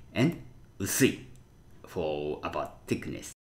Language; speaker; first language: English; non-native, fluent; Japanese